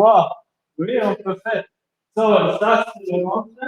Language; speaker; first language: French; non-native, learner; German